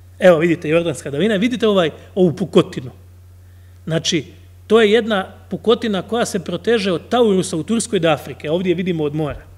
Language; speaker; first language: Croatian; native; Croatian